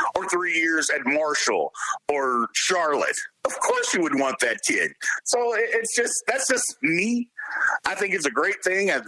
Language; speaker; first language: English; native; English